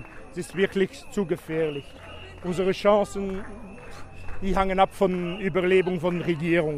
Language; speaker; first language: German; non-native, fluent; French